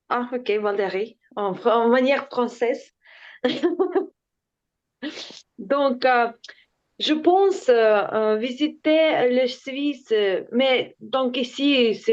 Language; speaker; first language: French; non-native, learner; Ukrainian